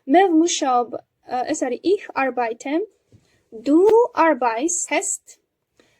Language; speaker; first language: German; non-native, learner; Georgian